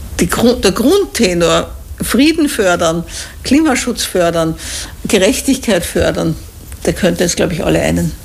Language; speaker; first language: German; native; German